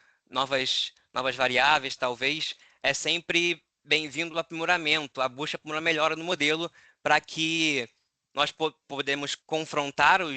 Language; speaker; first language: Portuguese; native; Portuguese